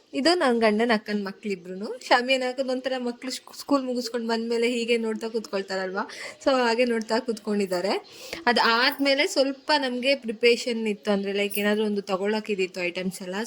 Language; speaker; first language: Kannada; native; Kannada